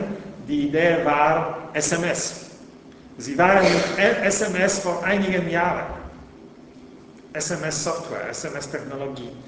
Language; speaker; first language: German; non-native, fluent; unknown